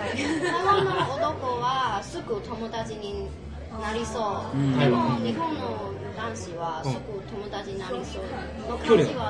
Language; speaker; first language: Japanese; non-native, learner; Chinese